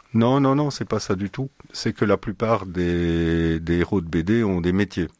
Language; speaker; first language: French; native; French